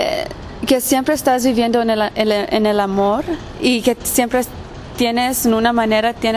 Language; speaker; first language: Spanish; early bilingual, heritage; Spanish